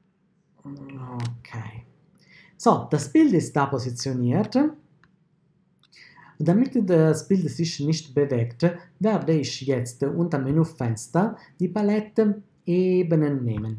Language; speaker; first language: German; non-native, fluent; Italian